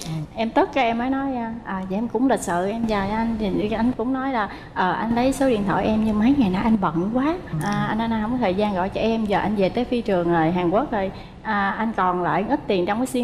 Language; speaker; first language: Vietnamese; native; Vietnamese